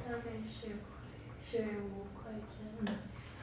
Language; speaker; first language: Chinese; non-native, learner; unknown